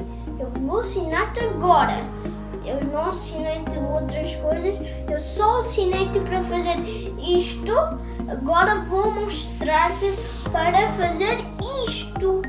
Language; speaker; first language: Portuguese; early bilingual, other home language; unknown